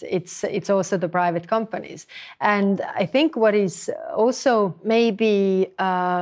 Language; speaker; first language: English; non-native, fluent; Estonian